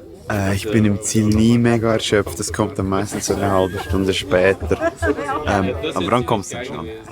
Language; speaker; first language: German; native; German